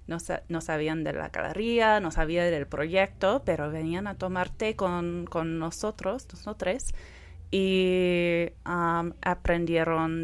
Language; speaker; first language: Spanish; non-native, fluent; English